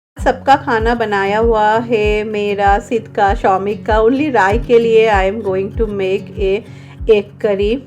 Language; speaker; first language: Hindi; non-native, local second language; Bangla